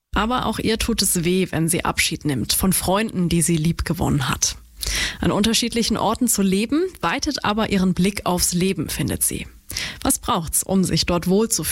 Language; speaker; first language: German; native; German